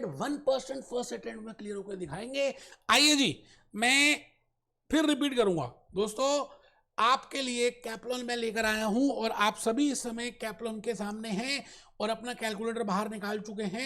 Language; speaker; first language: Hindi; native; Hindi